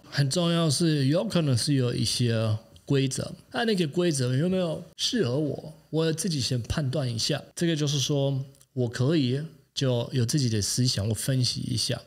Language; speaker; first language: Chinese; non-native, fluent; German